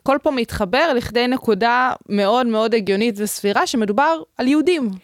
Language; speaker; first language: Hebrew; native; Hebrew